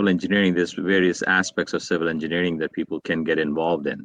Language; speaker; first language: English; non-native, local second language; Telugu